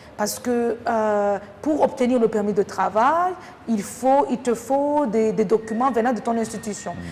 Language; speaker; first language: French; non-native, local second language; Kinyarwanda